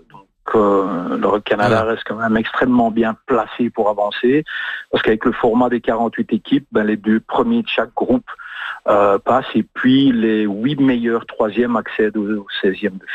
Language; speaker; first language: French; native; French